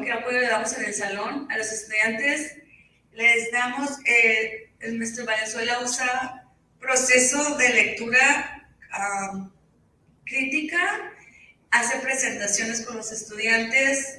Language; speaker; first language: Spanish; early bilingual, heritage; Spanish